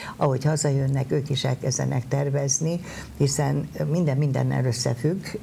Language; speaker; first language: Hungarian; native; Hungarian